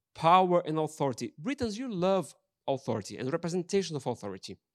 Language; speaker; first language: English; non-native, fluent; Portuguese